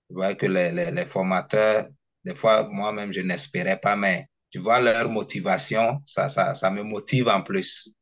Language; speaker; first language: French; non-native, local second language; Ewe